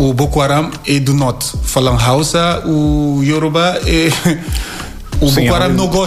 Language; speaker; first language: Portuguese; non-native, learner; Yoruba